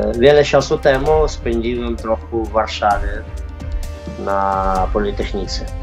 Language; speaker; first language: Polish; non-native, fluent; Ukrainian